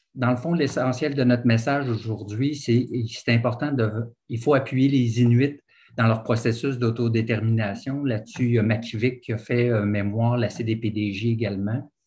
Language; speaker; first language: French; native; French